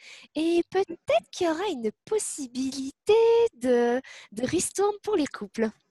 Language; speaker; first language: French; native; French